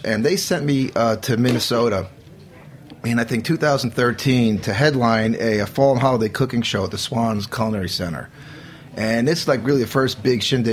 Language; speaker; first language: English; native; English